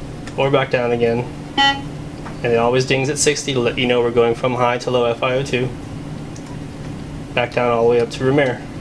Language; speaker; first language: English; native; English